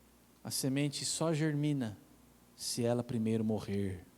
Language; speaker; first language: Portuguese; native; Portuguese